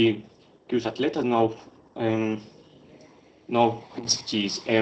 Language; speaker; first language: Portuguese; non-native, learner; Spanish